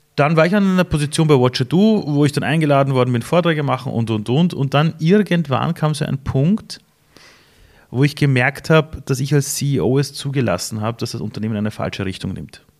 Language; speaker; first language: German; early bilingual, other home language; Persian